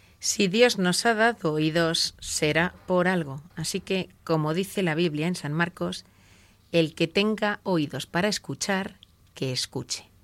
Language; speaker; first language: Spanish; native; Spanish